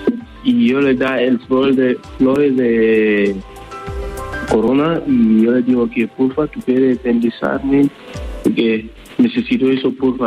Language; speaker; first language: Spanish; non-native, learner; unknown